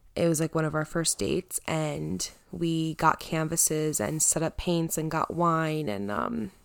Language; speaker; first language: English; native; English